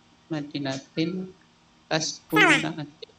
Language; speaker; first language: Arabic; non-native, learner; Indonesian